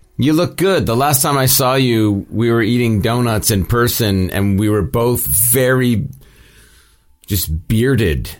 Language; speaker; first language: English; early bilingual, other home language; Italian